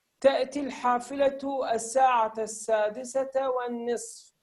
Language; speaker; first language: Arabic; non-native, fluent; Turkish